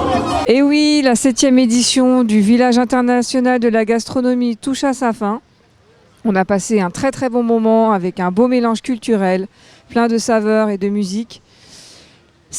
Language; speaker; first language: French; native; French